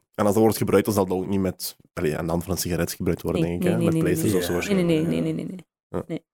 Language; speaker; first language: Dutch; native; Dutch